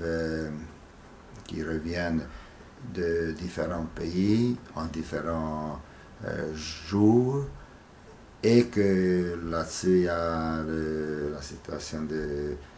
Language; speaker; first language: French; non-native, fluent; Hungarian